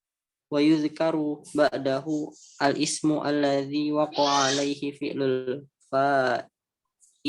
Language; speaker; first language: Arabic; non-native, learner; Indonesian